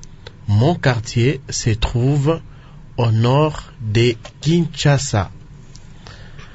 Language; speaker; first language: French; non-native, local second language; Lingala